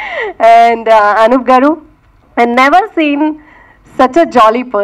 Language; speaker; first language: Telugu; non-native, local second language; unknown